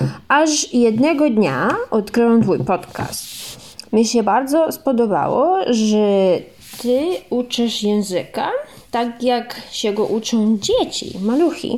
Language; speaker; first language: Polish; early bilingual, heritage; Ukrainian